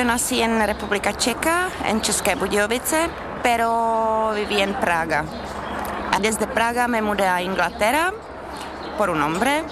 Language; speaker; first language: Spanish; non-native, fluent; Czech